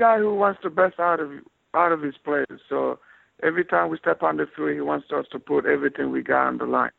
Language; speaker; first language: English; non-native, fluent; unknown